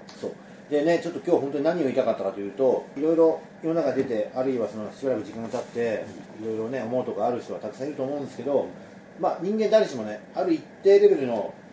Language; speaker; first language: Japanese; native; Japanese